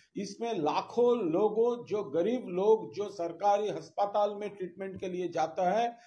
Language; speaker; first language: Hindi; non-native, local second language; Bangla